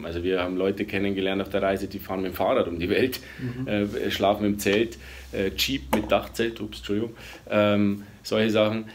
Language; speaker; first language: German; native; German